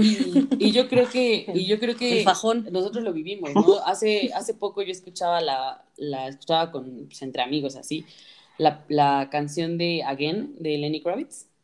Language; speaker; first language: Spanish; native; Spanish